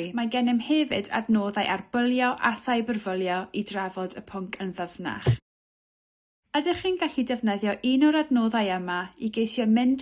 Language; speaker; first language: Welsh; native; Welsh